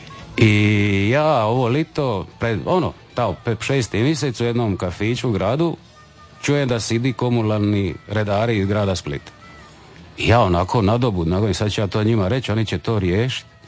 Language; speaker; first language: Serbian; native; Serbian